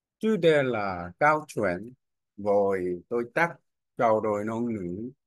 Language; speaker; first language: Vietnamese; non-native, learner; Korean